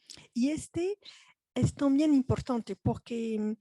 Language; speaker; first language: Spanish; non-native, fluent; French